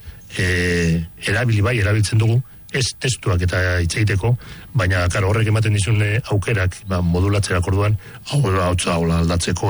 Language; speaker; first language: Basque; non-native, local second language; Spanish